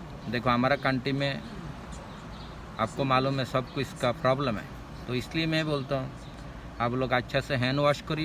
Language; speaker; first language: Hindi; non-native, local second language; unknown